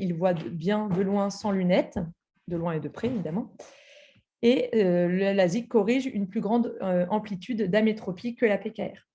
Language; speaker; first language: French; native; French